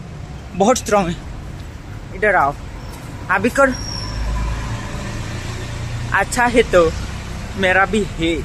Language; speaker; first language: Hindi; non-native, local second language; Khasi